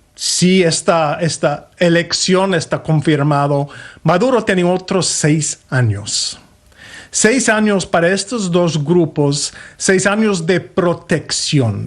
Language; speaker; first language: Spanish; non-native, fluent; English